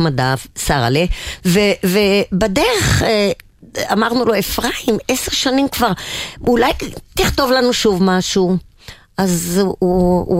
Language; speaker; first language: Hebrew; non-native, local second language; German